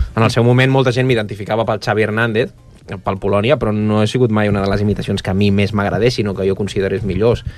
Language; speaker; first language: Catalan; early bilingual, other home language; Spanish